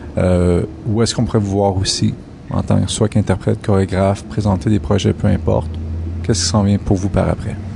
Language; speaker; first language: French; native; French